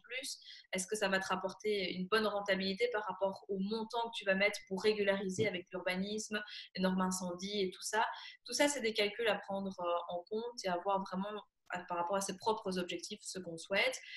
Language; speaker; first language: French; native; French